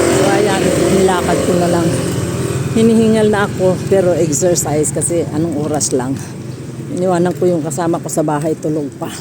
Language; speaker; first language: Filipino; non-native, local second language; Cebuano